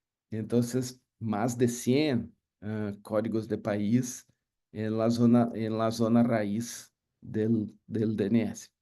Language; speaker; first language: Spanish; non-native, learner; Portuguese